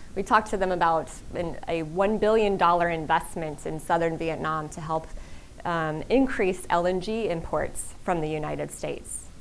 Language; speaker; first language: English; native; English